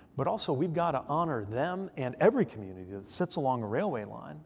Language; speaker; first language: English; native; English